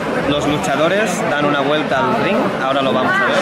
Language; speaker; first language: Spanish; non-native, local second language; Catalan